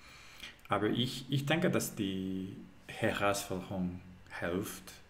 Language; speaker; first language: German; non-native, learner; English